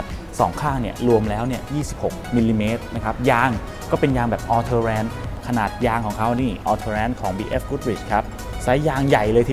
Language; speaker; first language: Thai; native; Thai